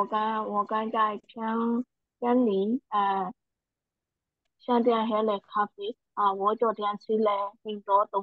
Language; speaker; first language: Chinese; non-native, learner; Thai